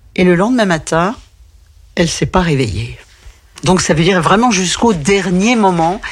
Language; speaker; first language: French; native; French